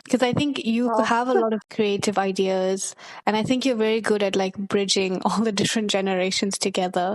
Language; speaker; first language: English; early bilingual, other home language; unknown